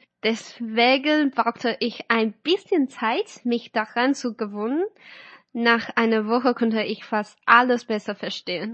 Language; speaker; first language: German; non-native, fluent; Chinese